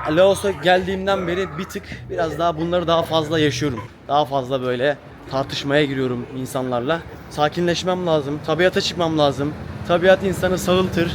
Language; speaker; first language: Turkish; native; Turkish